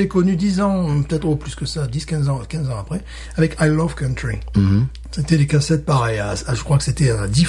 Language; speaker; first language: French; native; French